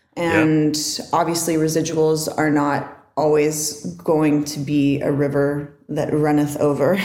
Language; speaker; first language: English; native; English